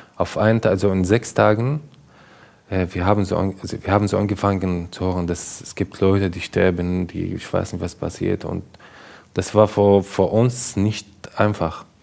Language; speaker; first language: German; non-native, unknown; Arabic